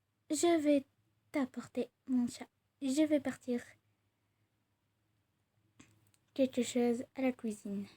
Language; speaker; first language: French; non-native, learner; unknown